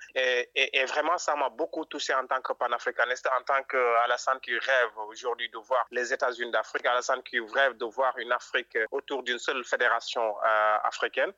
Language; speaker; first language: French; non-native, local second language; Wolof